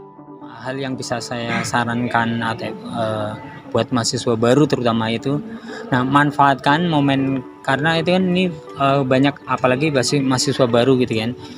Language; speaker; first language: Indonesian; native; Indonesian